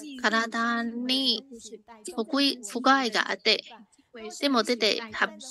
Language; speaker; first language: Japanese; non-native, fluent; Chinese